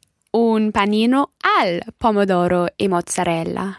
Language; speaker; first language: Italian; non-native, learner; English